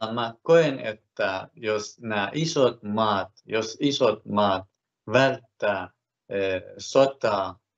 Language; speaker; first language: Finnish; non-native, fluent; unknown